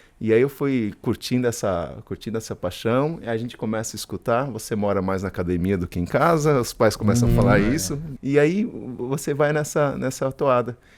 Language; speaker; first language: Portuguese; early bilingual, other home language; Spanish